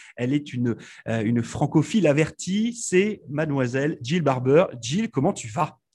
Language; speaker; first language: French; native; French